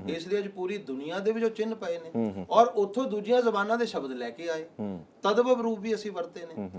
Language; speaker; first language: Punjabi; native; Punjabi